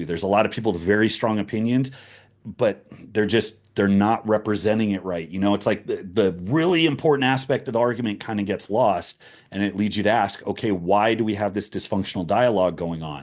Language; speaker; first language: English; native; English